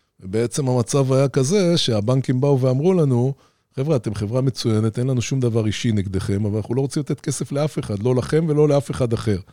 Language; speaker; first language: Hebrew; native; Hebrew